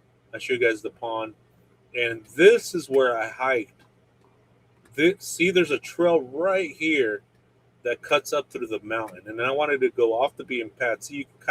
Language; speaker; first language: English; native; English